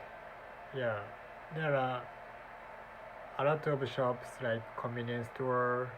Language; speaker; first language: English; non-native, learner; Japanese